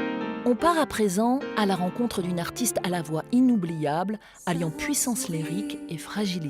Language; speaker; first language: French; native; French